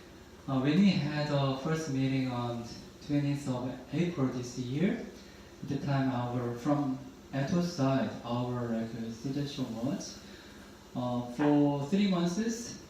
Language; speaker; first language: English; non-native, learner; Korean